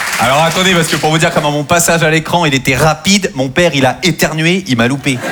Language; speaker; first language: French; native; French